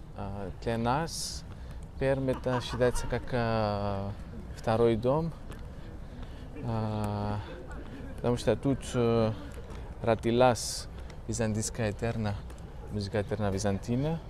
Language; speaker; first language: Russian; non-native, fluent; Greek